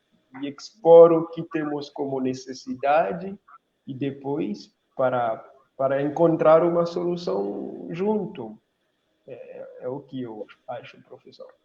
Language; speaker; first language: Portuguese; non-native, local second language; Haitian Creole